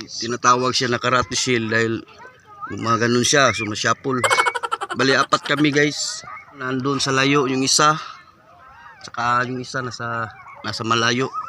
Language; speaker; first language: Filipino; native; Filipino